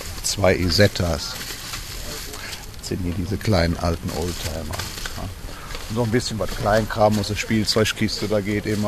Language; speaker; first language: German; native; German